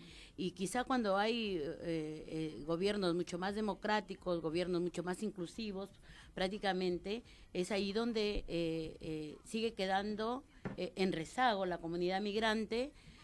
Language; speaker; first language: Spanish; native; Spanish